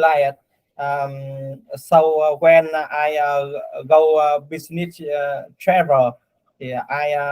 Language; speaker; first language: English; non-native, learner; Vietnamese